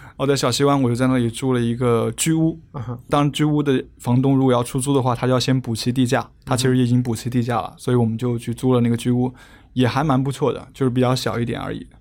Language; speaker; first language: Chinese; native; Chinese